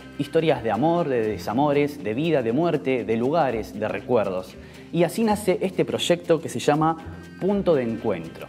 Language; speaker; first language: Spanish; native; Spanish